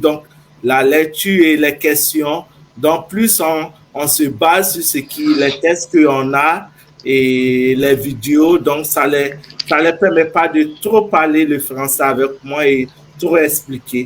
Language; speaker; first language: French; non-native, fluent; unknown